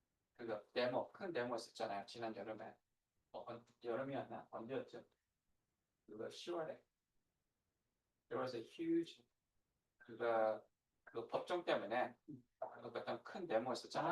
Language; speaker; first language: Korean; non-native, learner; English